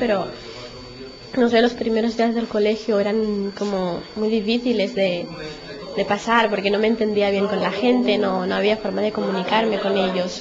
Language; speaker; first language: Spanish; early bilingual, other home language; Punjabi